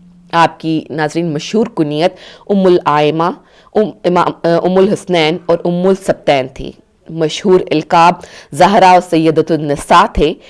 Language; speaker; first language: Urdu; native; Urdu